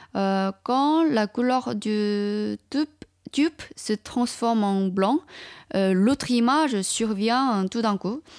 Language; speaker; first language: French; non-native, fluent; Chinese